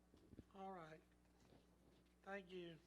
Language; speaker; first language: English; native; English